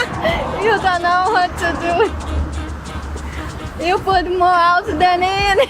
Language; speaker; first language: English; non-native, learner; Portuguese